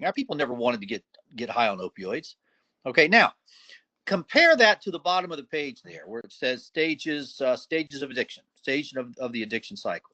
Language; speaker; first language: English; native; English